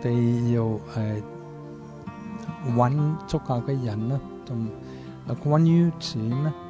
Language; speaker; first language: Cantonese; non-native, fluent; Italian